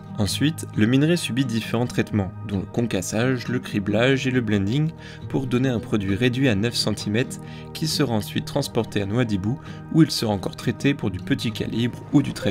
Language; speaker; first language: French; native; French